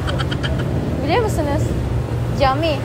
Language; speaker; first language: Turkish; non-native, learner; Indonesian